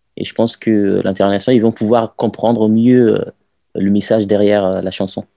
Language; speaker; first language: French; non-native, fluent; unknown